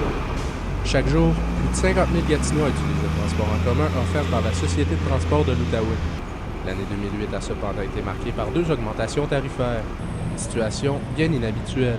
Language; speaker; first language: French; native; French